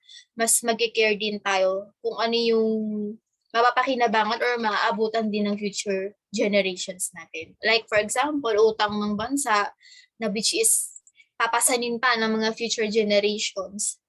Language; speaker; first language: Filipino; native; Filipino